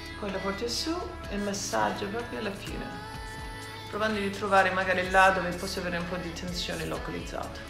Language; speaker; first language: Italian; non-native, fluent; English